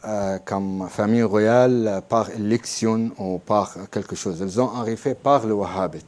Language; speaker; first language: French; non-native, learner; Arabic